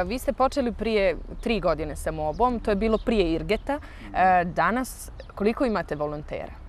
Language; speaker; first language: Serbian; native; Serbian